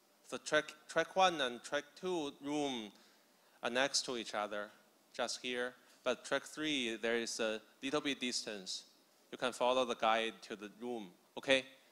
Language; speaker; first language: English; non-native, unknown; Chinese